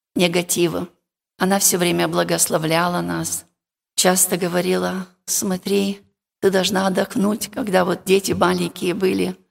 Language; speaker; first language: Russian; non-native, local second language; Romanian